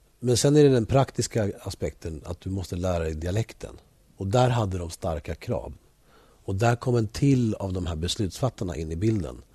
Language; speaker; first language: Swedish; early bilingual, other home language; Spanish